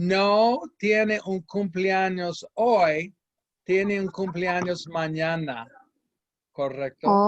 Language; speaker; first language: Spanish; non-native, fluent; English